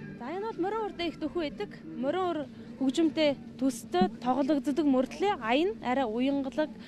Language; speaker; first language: Mongolian; non-native, local second language; Kazakh